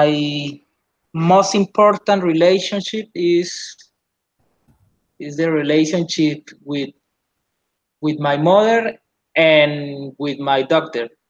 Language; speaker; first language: English; non-native, learner; Spanish